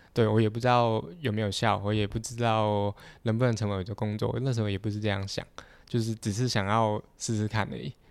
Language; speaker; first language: Chinese; non-native, local second language; Cantonese